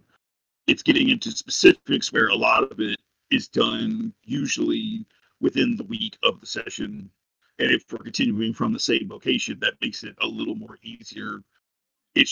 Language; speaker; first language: English; native; English